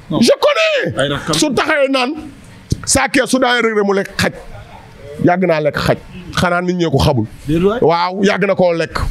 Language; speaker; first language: Wolof; native; Wolof